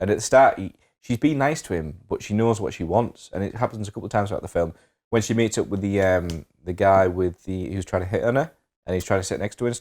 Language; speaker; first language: English; native; English